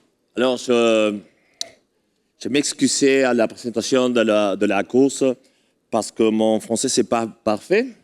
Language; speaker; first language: French; non-native, fluent; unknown